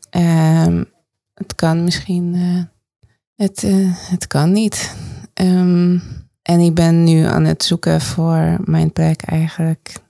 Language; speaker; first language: Dutch; non-native, fluent; Hungarian